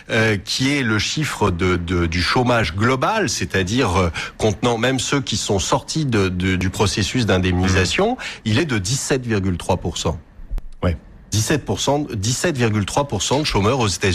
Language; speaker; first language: French; native; French